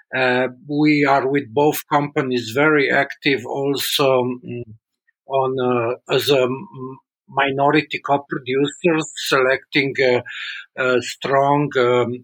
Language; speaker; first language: English; non-native, fluent; Slovenian